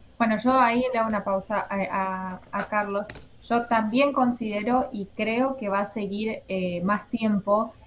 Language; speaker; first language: Spanish; native; Spanish